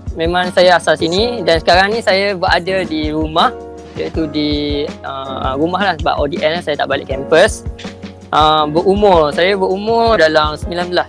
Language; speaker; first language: Malay; native; Malay